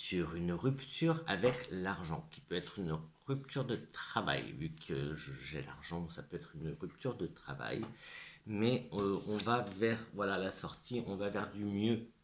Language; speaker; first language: French; native; French